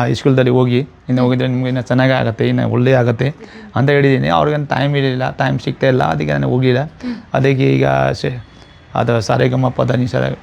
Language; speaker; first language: Kannada; non-native, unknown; Nepali